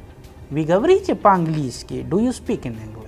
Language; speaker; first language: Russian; non-native, fluent; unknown